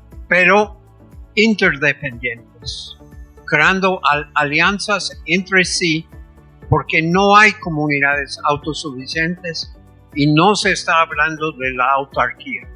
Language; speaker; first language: Spanish; non-native, fluent; English